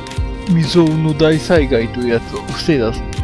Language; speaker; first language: Japanese; native; Japanese